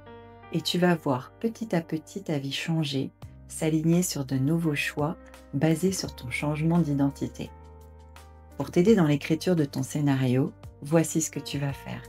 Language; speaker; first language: French; native; French